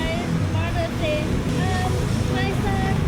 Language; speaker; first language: English; non-native, learner; Thai